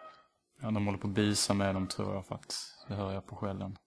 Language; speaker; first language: Swedish; native; Swedish